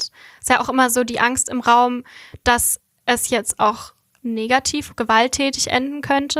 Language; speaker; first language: German; native; German